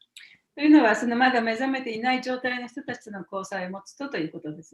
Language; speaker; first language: Japanese; native; Japanese